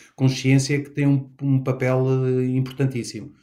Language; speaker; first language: Portuguese; native; Portuguese